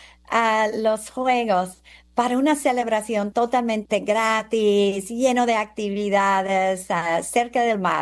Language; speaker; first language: Spanish; non-native, fluent; English